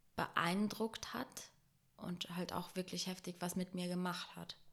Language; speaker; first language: German; early bilingual, other home language; Portuguese